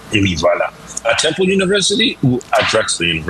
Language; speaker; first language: French; non-native, fluent; English